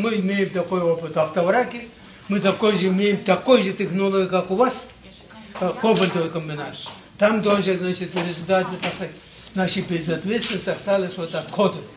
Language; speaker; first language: Russian; non-native, local second language; Tuvinian